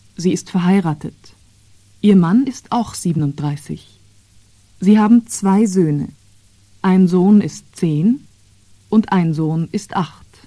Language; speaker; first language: German; native; German